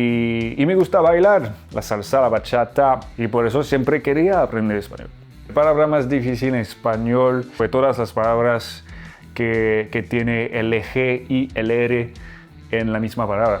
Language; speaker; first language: Spanish; non-native, learner; French